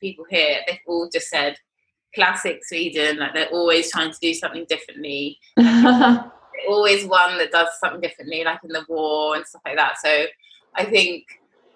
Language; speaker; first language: English; native; English